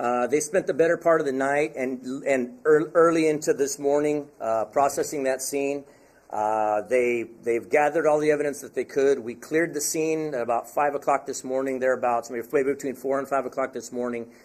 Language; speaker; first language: English; early bilingual, other home language; Spanish